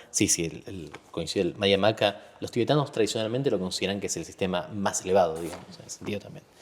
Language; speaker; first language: Spanish; native; Spanish